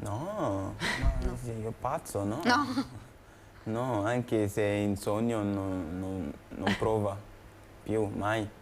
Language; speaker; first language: Italian; non-native, learner; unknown